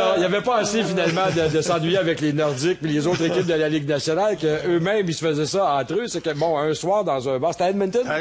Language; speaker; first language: French; native; French